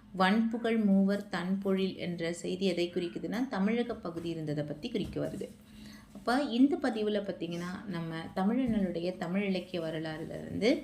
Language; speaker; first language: Tamil; native; Tamil